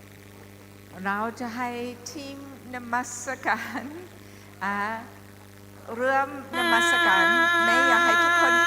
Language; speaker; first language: Thai; non-native, learner; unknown